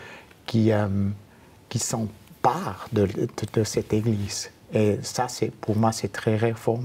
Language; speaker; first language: French; non-native, fluent; German